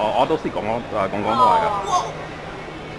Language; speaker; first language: Cantonese; non-native, learner; English